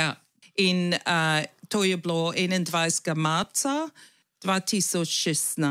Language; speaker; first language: Slovenian; early bilingual, heritage; English